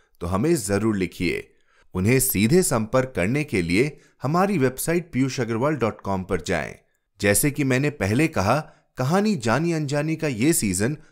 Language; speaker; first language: Hindi; native; Hindi